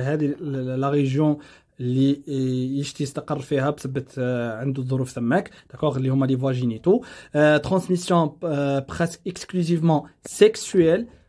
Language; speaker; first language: French; non-native, local second language; Arabic